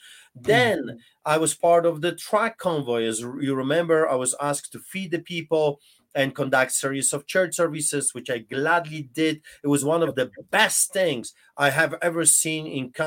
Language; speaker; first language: English; non-native, fluent; Polish